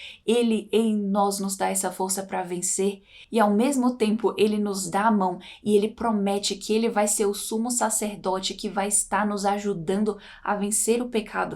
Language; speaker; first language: Portuguese; native; Portuguese